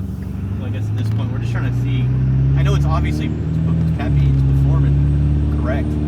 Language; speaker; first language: English; native; English